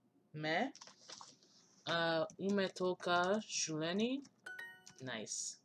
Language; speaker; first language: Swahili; non-native, learner; English